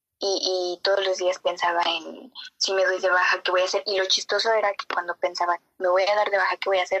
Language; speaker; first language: Spanish; native; Spanish